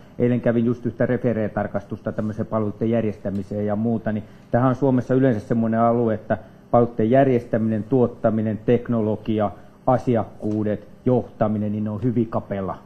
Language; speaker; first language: Finnish; native; Finnish